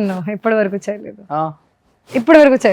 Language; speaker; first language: Telugu; non-native, fluent; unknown